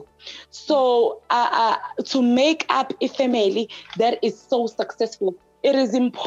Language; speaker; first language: English; non-native, local second language; Zulu